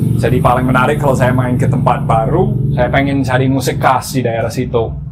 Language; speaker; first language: Indonesian; non-native, fluent; English